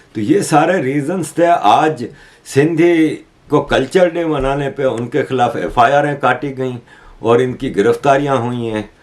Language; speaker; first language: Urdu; native; Urdu